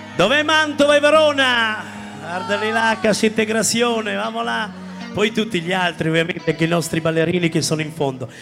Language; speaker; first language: Italian; native; Italian